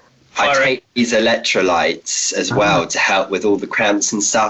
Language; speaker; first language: English; native; English